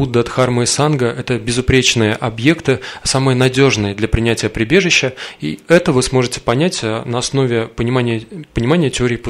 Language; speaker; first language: Russian; native; Russian